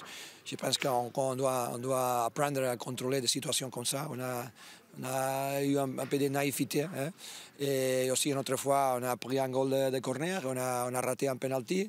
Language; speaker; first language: French; non-native, fluent; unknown